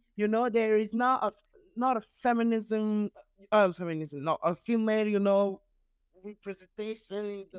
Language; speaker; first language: English; non-native, fluent; French